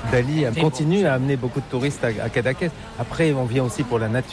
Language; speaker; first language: French; native; French